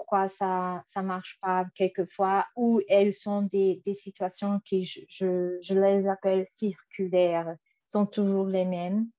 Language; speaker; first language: French; non-native, fluent; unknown